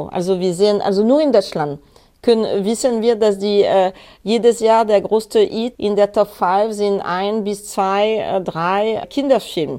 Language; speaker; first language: German; non-native, learner; French